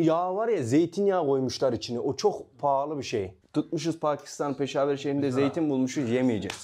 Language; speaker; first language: Turkish; native; Turkish